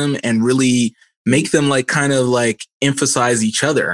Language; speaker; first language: English; native; English